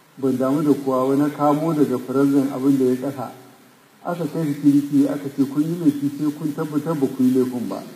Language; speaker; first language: Hausa; non-native, local second language; Fula